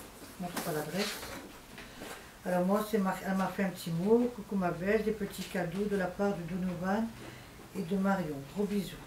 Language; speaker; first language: French; native; French